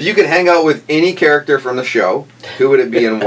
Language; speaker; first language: English; native; English